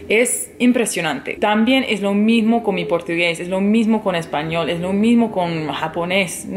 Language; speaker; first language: Spanish; non-native, fluent; English